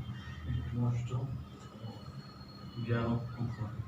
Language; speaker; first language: German; non-native, learner; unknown